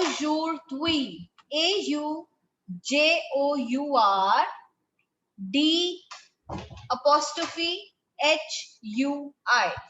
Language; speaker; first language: French; non-native, fluent; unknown